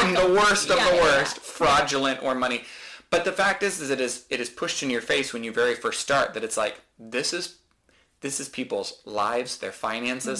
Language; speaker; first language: English; native; English